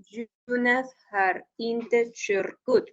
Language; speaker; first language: Swedish; non-native, learner; Spanish